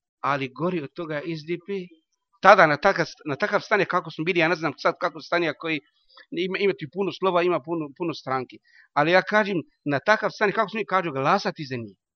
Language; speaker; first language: Bosnian; non-native, learner; Arabic